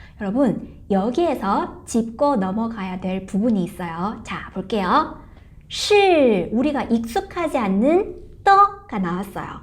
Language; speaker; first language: Korean; non-native, fluent; Chinese